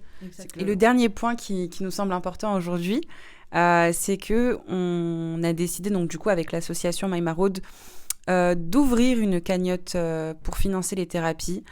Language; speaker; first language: French; native; French